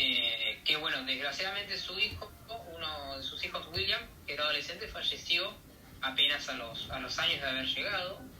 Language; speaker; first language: Spanish; native; Spanish